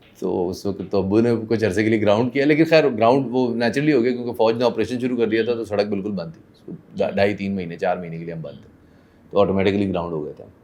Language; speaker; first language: Urdu; non-native, local second language; Persian